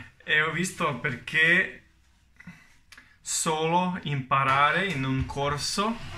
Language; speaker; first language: Italian; non-native, learner; Russian